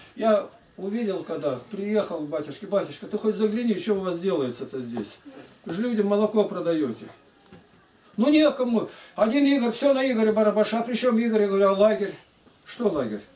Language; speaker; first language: Russian; native; Russian